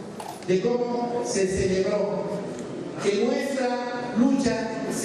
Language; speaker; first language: Spanish; native; Spanish